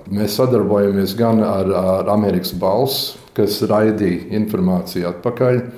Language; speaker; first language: Latvian; early bilingual, heritage; Latvian